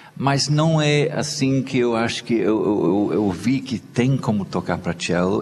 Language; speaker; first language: Portuguese; non-native, fluent; English